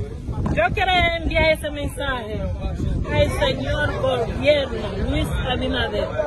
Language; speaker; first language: Spanish; non-native, fluent; Haitian Creole